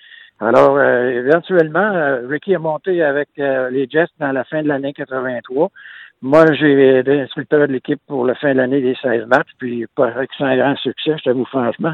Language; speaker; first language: French; native; French